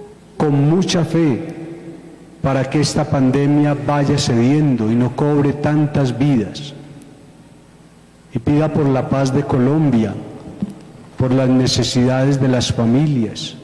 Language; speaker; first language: Spanish; native; Spanish